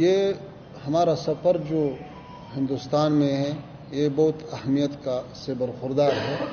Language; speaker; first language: Hindi; non-native, learner; Pashto